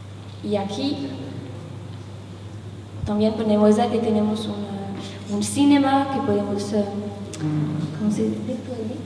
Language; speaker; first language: Spanish; non-native, learner; French